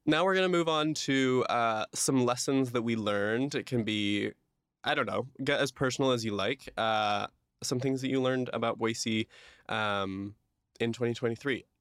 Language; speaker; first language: English; native; English